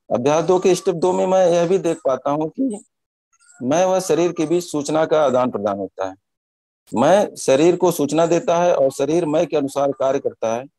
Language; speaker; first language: Hindi; native; Hindi